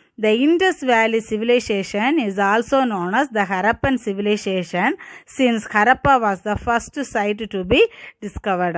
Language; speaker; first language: English; non-native, local second language; Tamil